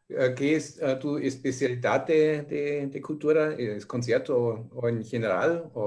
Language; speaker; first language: Spanish; non-native, learner; German